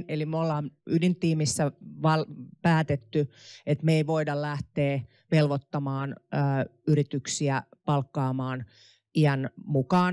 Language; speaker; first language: Finnish; native; Finnish